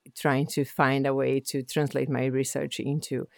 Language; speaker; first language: English; non-native, fluent; Portuguese